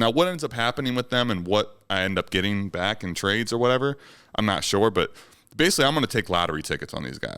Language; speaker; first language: English; native; English